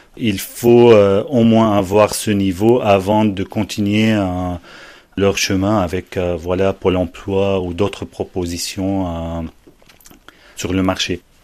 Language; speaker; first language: French; non-native, fluent; Arabic